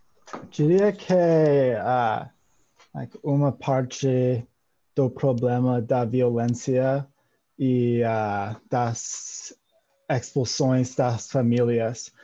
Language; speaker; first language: Portuguese; non-native, learner; English